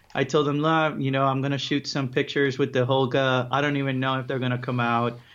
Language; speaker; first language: English; early bilingual, other home language; Spanish